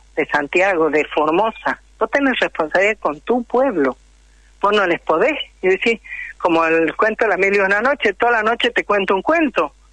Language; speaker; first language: Spanish; native; Spanish